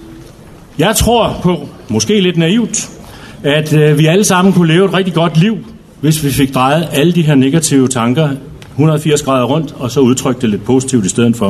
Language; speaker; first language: Danish; native; Danish